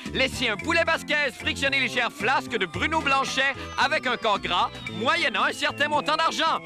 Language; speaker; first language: French; native; French